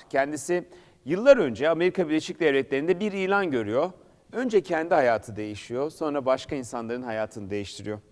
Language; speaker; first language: Turkish; native; Turkish